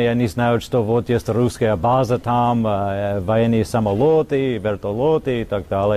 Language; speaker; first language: Russian; non-native, fluent; English